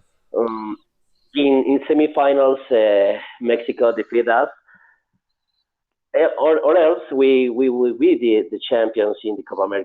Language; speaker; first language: English; non-native, learner; Spanish